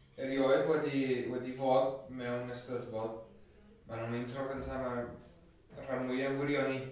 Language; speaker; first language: Welsh; non-native, fluent; Spanish